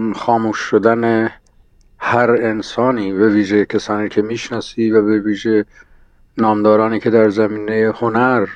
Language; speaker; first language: Persian; native; Persian